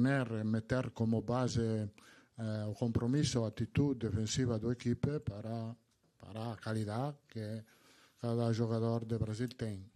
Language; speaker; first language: Spanish; non-native, learner; Italian